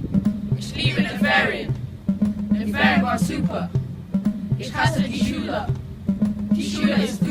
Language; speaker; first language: German; non-native, learner; English